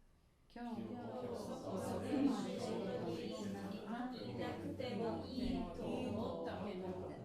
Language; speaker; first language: Japanese; non-native, learner; English